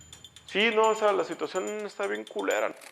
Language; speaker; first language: Spanish; native; Spanish